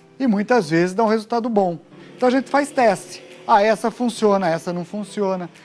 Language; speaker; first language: Portuguese; native; Portuguese